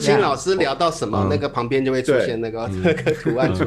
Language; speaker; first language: Chinese; native; Chinese